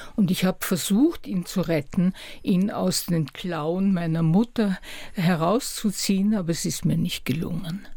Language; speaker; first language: German; native; German